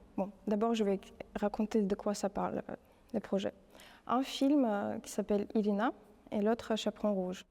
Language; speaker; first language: French; non-native, fluent; Russian